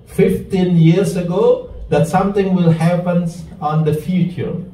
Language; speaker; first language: English; non-native, fluent; Indonesian